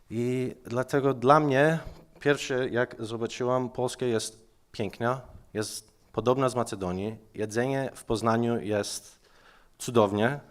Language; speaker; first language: Polish; non-native, learner; Macedonian